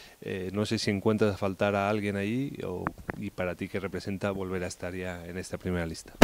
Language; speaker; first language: Spanish; native; Spanish